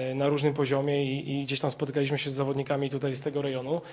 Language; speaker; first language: Polish; native; Polish